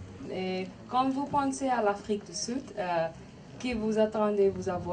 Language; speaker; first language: French; non-native, learner; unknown